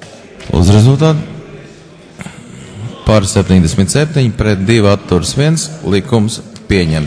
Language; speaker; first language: Latvian; native; Latvian